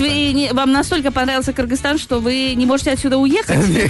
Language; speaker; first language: Russian; native; Russian